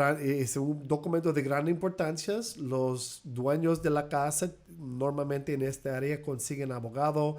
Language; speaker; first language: Spanish; early bilingual, heritage; Spanish